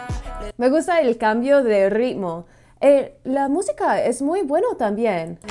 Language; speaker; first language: Spanish; non-native, fluent; English